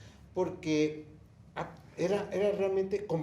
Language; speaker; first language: Spanish; native; Spanish